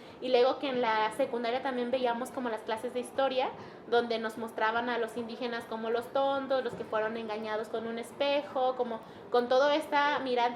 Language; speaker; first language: Spanish; non-native, local second language; Mixtepec Mixtec